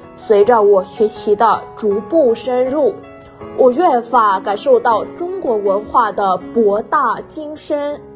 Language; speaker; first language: Chinese; non-native, fluent; Vietnamese